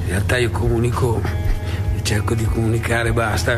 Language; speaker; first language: Italian; native; Italian